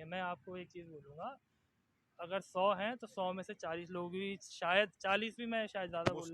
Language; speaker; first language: Hindi; native; Hindi